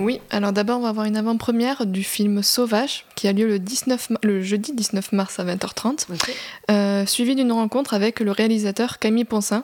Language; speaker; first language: French; native; French